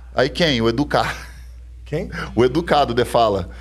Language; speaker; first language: Portuguese; native; Portuguese